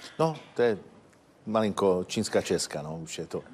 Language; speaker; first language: Czech; non-native, fluent; Italian